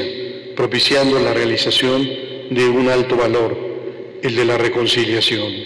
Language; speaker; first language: Spanish; native; Spanish